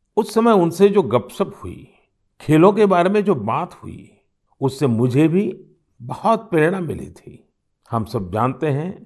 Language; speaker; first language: Hindi; non-native, local second language; Gujarati